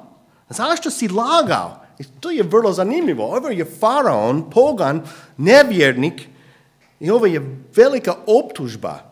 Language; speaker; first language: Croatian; non-native, fluent; English